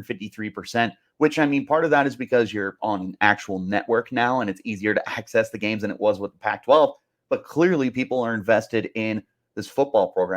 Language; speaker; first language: English; native; English